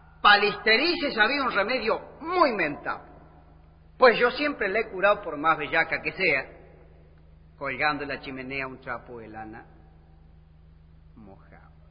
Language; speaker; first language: Spanish; native; Spanish